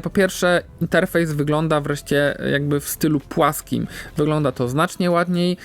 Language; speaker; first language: Polish; native; Polish